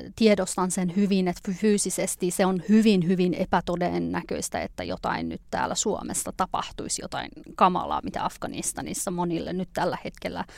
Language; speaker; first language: Finnish; early bilingual, other home language; Persian